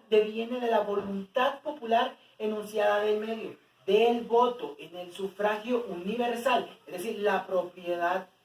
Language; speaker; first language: Spanish; native; Spanish